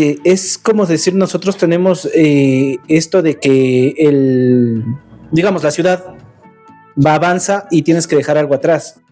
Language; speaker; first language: Spanish; native; Spanish